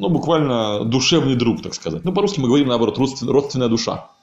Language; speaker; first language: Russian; native; Russian